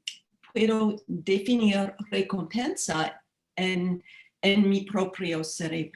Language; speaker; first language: Spanish; non-native, learner; English